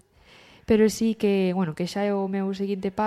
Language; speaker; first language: Galician; native; Galician